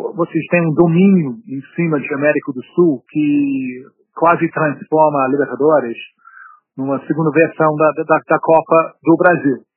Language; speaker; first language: Portuguese; non-native, fluent; English